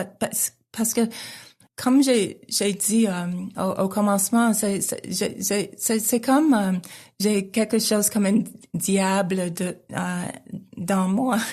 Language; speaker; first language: French; non-native, local second language; English